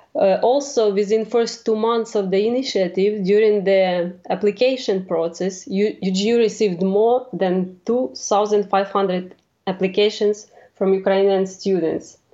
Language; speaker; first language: English; non-native, fluent; Ukrainian